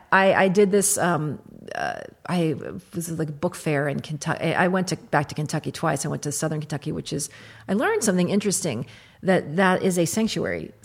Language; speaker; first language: English; early bilingual, other home language; Arabic